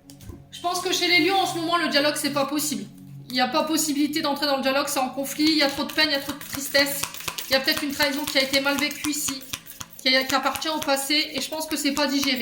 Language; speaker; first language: French; native; French